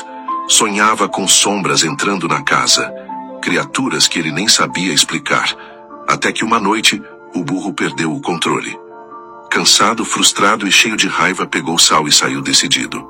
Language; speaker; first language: Portuguese; native; Portuguese